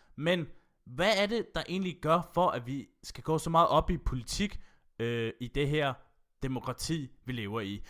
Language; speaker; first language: Danish; native; Danish